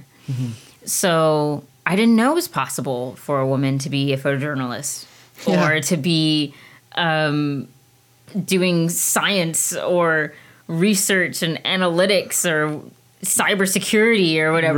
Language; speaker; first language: English; native; English